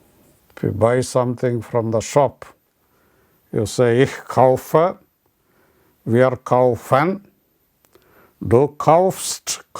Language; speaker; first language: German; non-native, learner; Malayalam